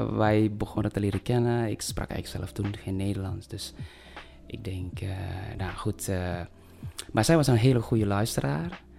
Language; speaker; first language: Dutch; non-native, fluent; Indonesian